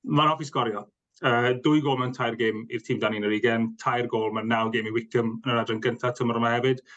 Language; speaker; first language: Welsh; native; Welsh